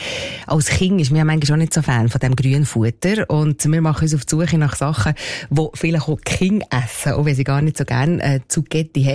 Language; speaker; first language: German; native; German